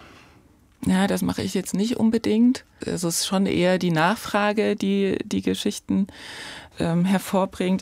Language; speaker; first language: German; native; German